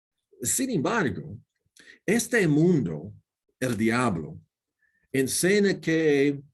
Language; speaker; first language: Spanish; non-native, learner; English